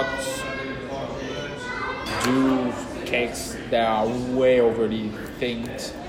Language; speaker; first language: English; non-native, fluent; French